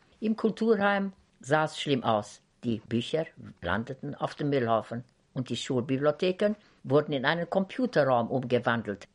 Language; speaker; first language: German; native; German